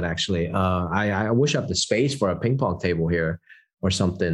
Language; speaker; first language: English; non-native, local second language; Cantonese